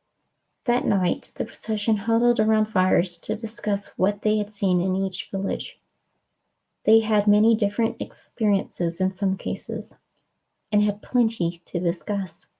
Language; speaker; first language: English; native; English